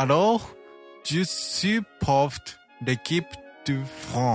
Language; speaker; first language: French; non-native, learner; Japanese